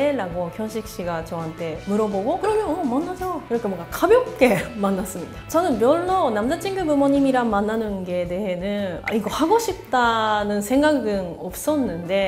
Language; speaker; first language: Korean; non-native, learner; Japanese